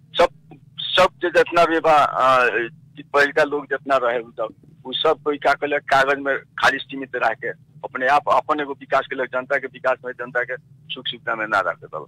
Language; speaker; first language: Bhojpuri; native; Bhojpuri